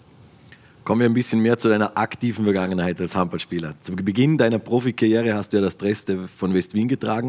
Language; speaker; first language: German; native; German